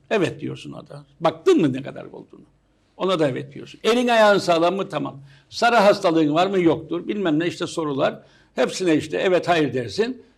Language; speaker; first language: Turkish; native; Turkish